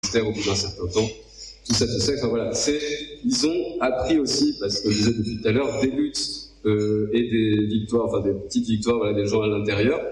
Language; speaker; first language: French; native; French